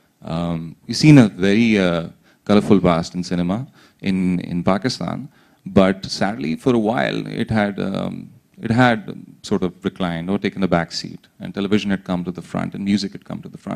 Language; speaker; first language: English; non-native, local second language; Urdu